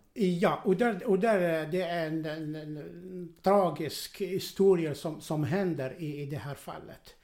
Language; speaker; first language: Swedish; non-native, fluent; Arabic